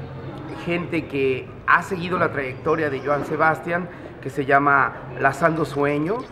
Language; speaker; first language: Spanish; native; Spanish